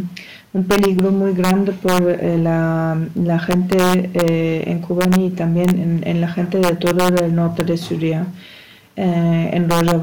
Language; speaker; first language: Spanish; non-native, learner; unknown